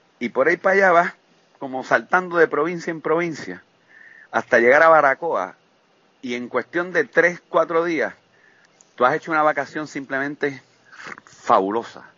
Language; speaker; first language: Spanish; native; Spanish